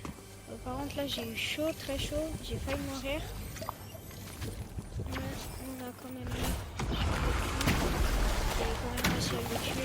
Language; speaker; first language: French; native; French